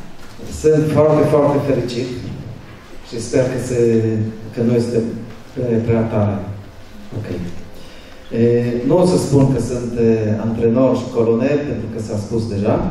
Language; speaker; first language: Romanian; early bilingual, other home language; Hebrew